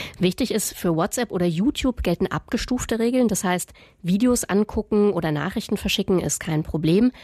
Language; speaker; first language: German; native; German